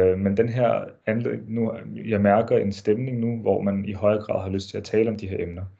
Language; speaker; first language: Danish; early bilingual, other home language; Arabic